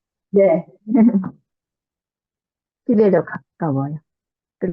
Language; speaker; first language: Korean; non-native, fluent; Japanese